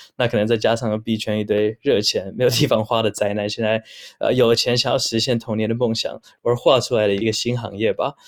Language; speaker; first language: Chinese; early bilingual, heritage; Chinese